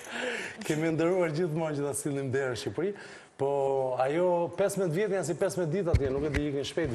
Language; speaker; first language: Albanian; native; Albanian